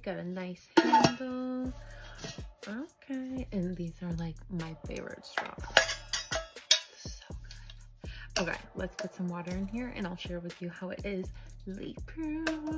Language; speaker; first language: English; native; English